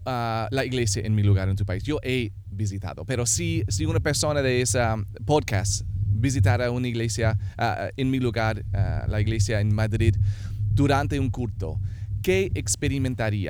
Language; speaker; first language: Spanish; non-native, fluent; English